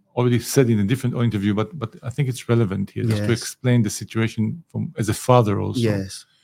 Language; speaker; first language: English; non-native, fluent; Hebrew